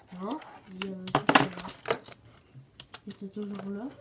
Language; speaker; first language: French; native; French